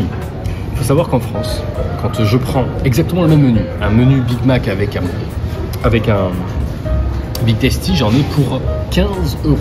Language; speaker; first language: French; native; French